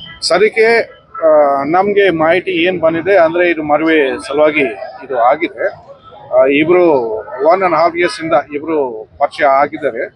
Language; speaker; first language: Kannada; non-native, fluent; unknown